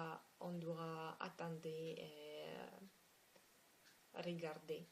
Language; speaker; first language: French; non-native, learner; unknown